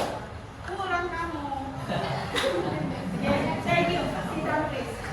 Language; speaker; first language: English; non-native, learner; Indonesian